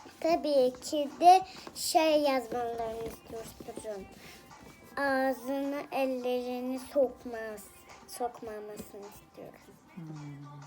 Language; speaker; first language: Turkish; early bilingual, heritage; Turkish